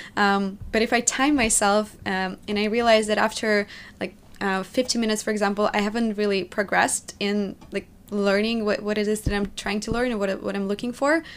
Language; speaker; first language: English; non-native, fluent; Russian